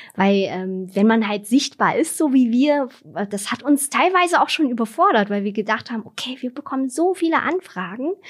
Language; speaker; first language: German; non-native, fluent; Vietnamese